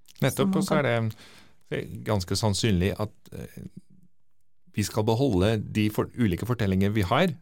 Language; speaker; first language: Norwegian; non-native, fluent; Dutch